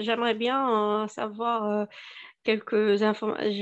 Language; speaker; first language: French; non-native, learner; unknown